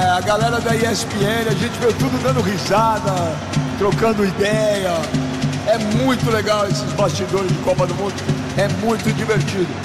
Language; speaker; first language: Portuguese; native; Portuguese